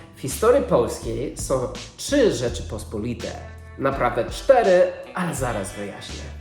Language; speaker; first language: Polish; non-native, fluent; English